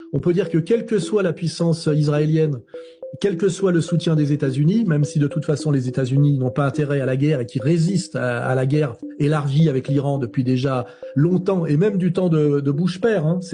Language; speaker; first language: French; native; French